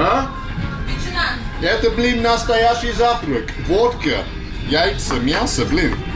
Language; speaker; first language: Russian; non-native, learner; English